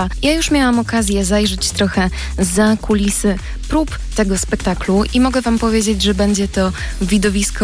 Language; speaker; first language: Polish; native; Polish